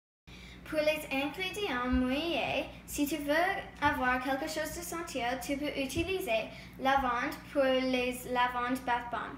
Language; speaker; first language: French; non-native, learner; English